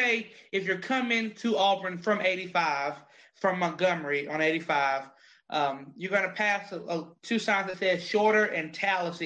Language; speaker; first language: English; native; English